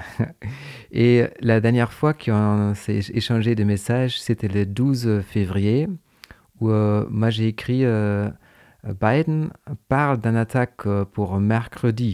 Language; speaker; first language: French; non-native, fluent; German